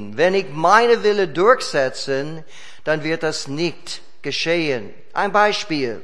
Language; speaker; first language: German; non-native, fluent; English